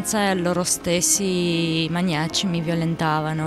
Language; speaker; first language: Italian; non-native, fluent; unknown